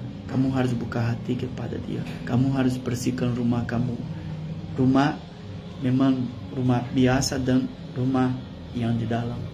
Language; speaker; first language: Indonesian; non-native, fluent; Portuguese